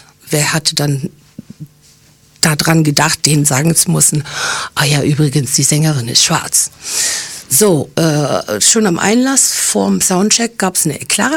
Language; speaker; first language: German; early bilingual, other home language; English